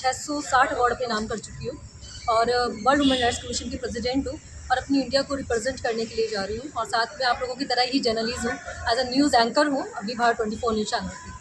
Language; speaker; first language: Hindi; native; Hindi